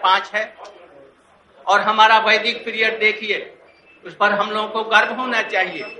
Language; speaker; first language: Hindi; native; Hindi